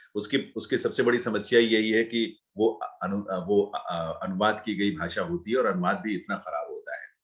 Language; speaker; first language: Hindi; native; Hindi